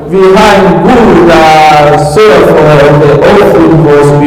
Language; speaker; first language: Danish; early bilingual, other home language; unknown